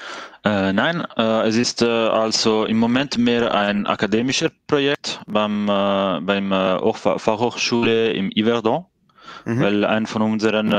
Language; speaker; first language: German; non-native, fluent; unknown